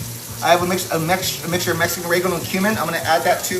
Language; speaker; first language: English; native; English